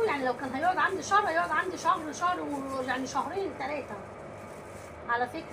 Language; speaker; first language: Arabic; native; Arabic